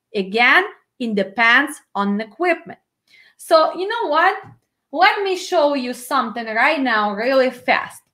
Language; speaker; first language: English; non-native, fluent; Ukrainian